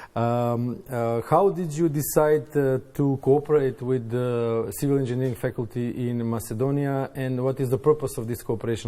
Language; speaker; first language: English; non-native, fluent; Macedonian